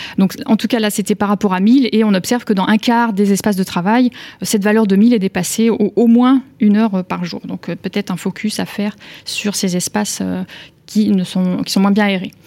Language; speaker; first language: French; native; French